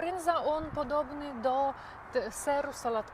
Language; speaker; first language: Polish; non-native, learner; Ukrainian